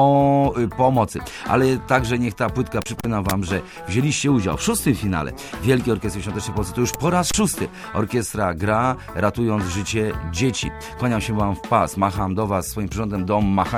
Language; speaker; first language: Polish; native; Polish